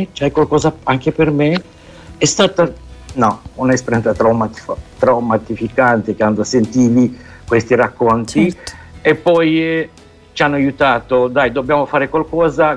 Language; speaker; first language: Italian; non-native, fluent; Romanian